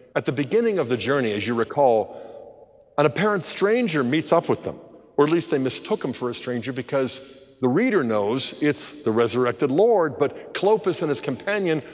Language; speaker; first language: English; native; English